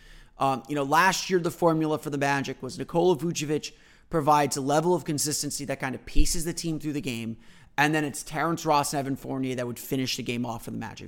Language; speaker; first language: English; native; English